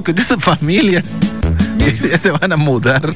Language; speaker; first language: Spanish; native; Spanish